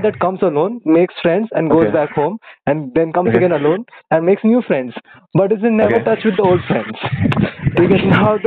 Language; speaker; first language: English; non-native, local second language; Hindi